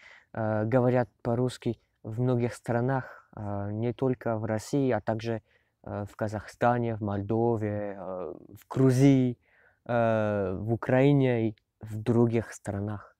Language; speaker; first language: Russian; non-native, learner; French